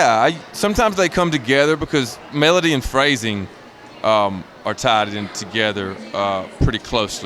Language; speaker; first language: English; native; English